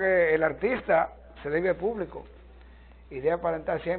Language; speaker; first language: Spanish; native; Spanish